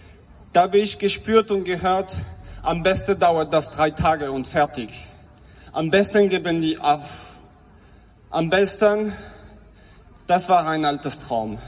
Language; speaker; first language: German; non-native, fluent; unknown